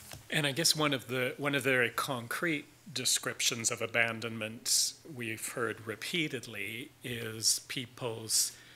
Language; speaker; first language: English; native; English